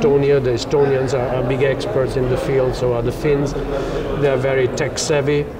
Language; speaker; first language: English; non-native, fluent; German